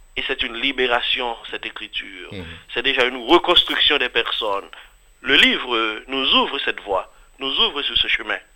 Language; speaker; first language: French; non-native, local second language; Haitian Creole